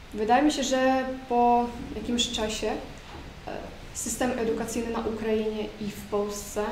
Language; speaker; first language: Polish; non-native, fluent; Ukrainian